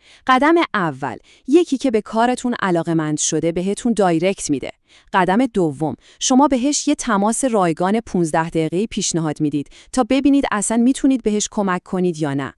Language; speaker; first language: Persian; native; Persian